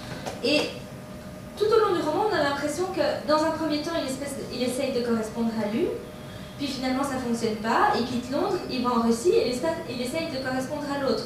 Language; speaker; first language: French; native; French